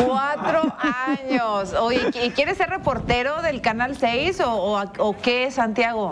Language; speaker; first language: Spanish; native; Spanish